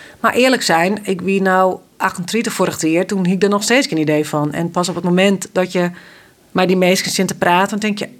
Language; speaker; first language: Dutch; non-native, local second language; Western Frisian